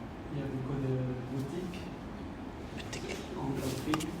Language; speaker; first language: French; non-native, learner; Khmer